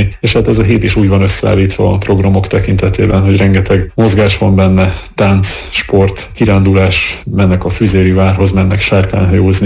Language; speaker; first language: Hungarian; native; Hungarian